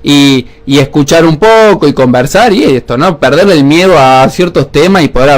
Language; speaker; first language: Spanish; native; Spanish